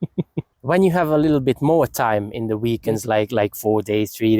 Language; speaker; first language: English; non-native, fluent; Hungarian